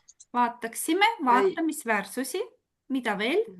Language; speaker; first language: Estonian; non-native, fluent; Russian